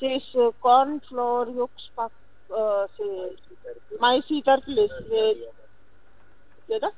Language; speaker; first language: Estonian; non-native, learner; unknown